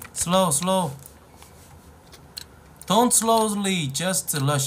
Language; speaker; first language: English; non-native, learner; Korean